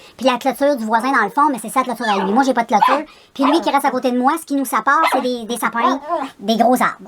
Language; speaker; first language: French; native; French